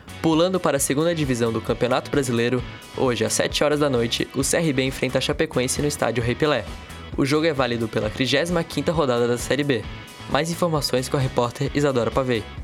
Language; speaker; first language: Portuguese; native; Portuguese